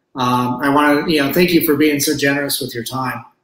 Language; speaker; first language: English; native; English